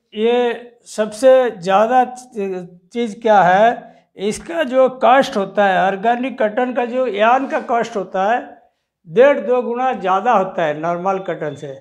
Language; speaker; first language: Hindi; non-native, local second language; Odia